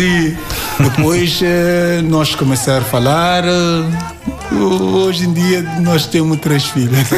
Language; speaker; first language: Portuguese; non-native, learner; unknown